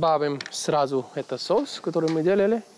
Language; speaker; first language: Russian; non-native, learner; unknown